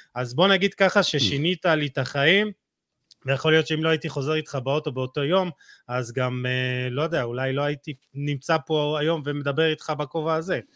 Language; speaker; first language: Hebrew; native; Hebrew